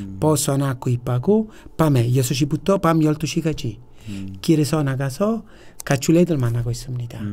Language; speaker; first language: Korean; non-native, fluent; Italian